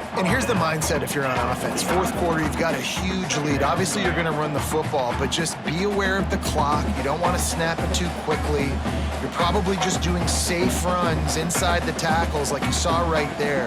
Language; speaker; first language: English; native; English